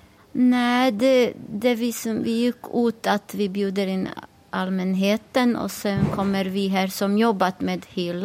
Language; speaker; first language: Swedish; non-native, fluent; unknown